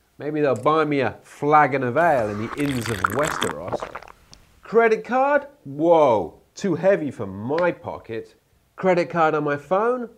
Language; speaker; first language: English; native; English